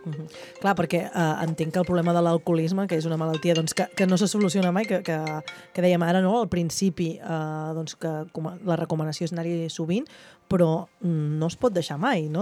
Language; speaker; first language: Catalan; native; Catalan